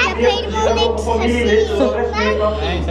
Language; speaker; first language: Dutch; early bilingual, other home language; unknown